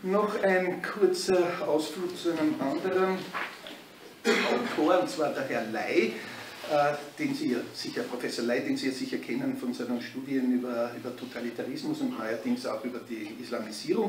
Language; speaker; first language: German; native; German